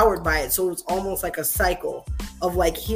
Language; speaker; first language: English; native; English